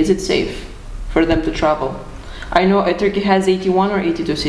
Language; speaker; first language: English; non-native, fluent; Romanian